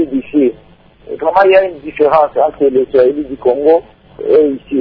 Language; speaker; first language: French; non-native, local second language; Swahili